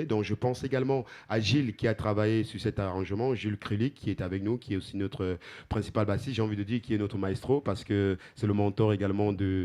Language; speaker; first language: French; native; French